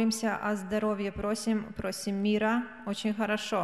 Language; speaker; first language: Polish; non-native, learner; Russian